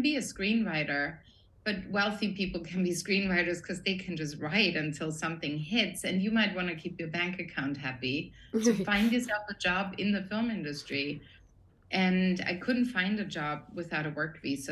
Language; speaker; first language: English; non-native, fluent; German